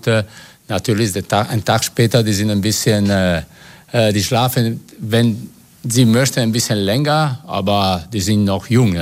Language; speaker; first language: German; non-native, fluent; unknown